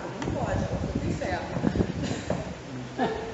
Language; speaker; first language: Portuguese; native; Portuguese